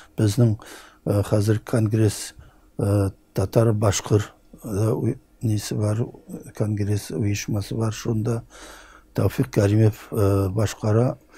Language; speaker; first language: Tatar; early bilingual, heritage; Tatar